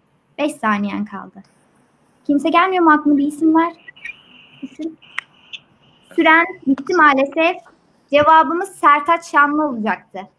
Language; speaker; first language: Turkish; native; Turkish